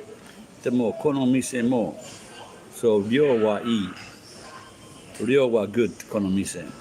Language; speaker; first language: Japanese; non-native, learner; English